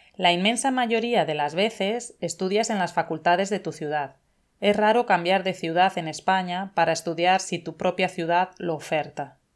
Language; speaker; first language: Spanish; native; Spanish